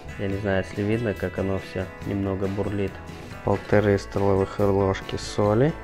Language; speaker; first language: Russian; early bilingual, heritage; Russian